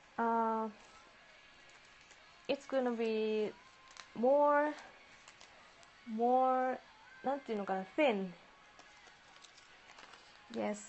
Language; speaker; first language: English; non-native, learner; Japanese